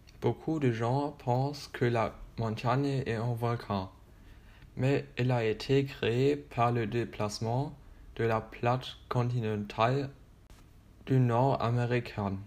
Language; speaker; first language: French; non-native, learner; German